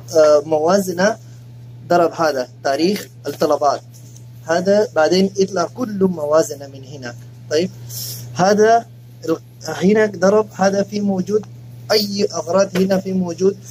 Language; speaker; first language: Arabic; non-native, learner; Urdu